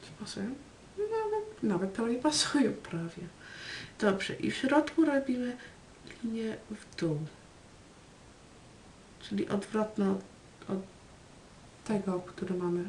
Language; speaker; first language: Polish; early bilingual, heritage; Polish